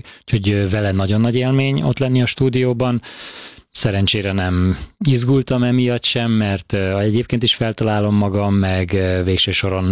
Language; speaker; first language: Hungarian; native; Hungarian